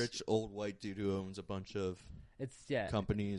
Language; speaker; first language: English; native; English